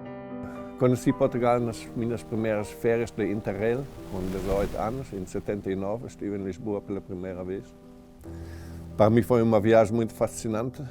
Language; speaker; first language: Portuguese; non-native, fluent; German